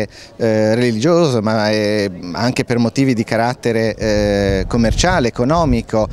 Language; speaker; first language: Italian; native; Italian